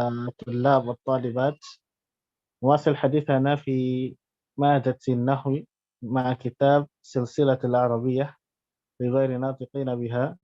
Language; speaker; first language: Arabic; non-native, fluent; Indonesian